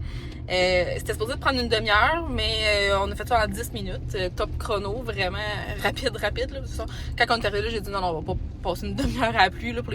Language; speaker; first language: French; native; French